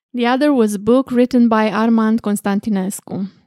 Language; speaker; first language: English; non-native, fluent; Romanian